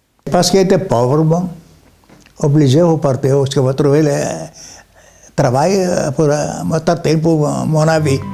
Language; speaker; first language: French; non-native, learner; Greek